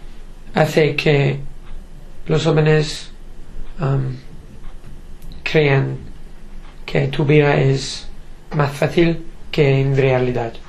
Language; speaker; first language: Spanish; non-native, learner; English